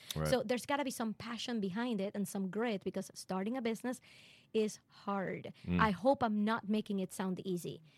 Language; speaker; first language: English; non-native, fluent; Spanish